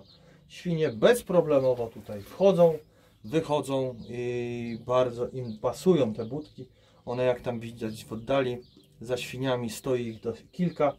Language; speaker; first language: Polish; native; Polish